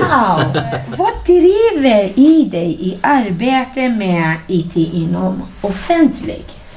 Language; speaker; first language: Swedish; non-native, fluent; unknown